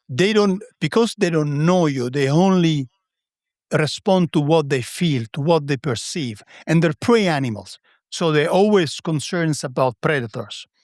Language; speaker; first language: English; non-native, fluent; Italian